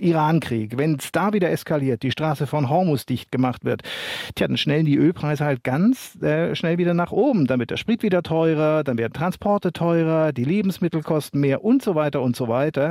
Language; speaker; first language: German; native; German